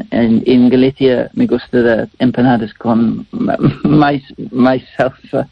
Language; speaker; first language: Spanish; non-native, learner; English